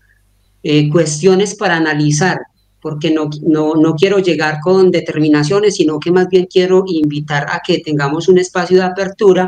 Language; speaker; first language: Spanish; native; Spanish